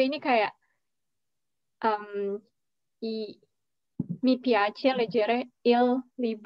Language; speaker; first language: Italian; non-native, learner; Indonesian